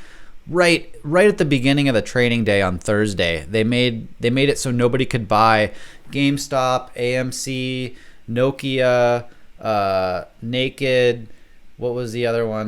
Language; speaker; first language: English; native; English